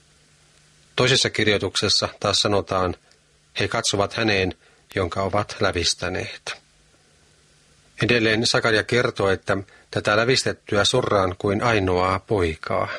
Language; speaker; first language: Finnish; native; Finnish